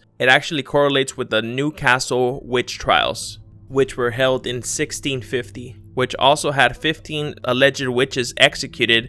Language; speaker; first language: English; native; English